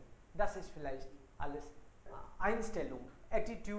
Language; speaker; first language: German; non-native, fluent; Hindi